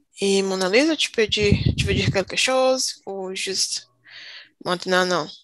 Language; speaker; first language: French; non-native, learner; Portuguese